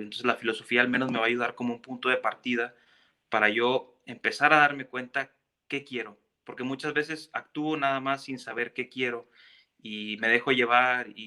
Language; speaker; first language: Spanish; native; Spanish